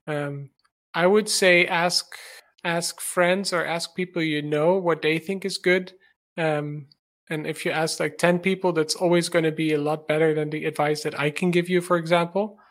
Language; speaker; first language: English; non-native, fluent; Dutch